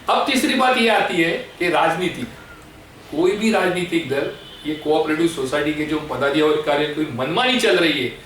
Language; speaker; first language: Hindi; non-native, local second language; Marathi